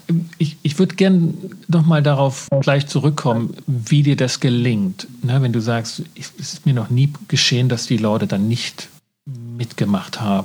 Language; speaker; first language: German; native; German